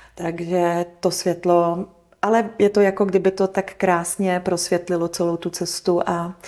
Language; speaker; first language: Czech; native; Czech